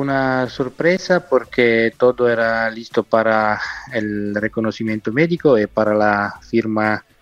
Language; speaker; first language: Spanish; non-native, fluent; Italian